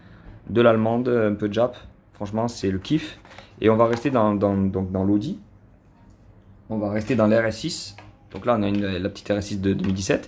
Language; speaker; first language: French; native; French